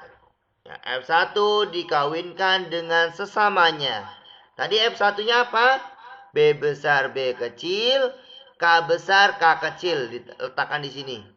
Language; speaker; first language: Indonesian; native; Indonesian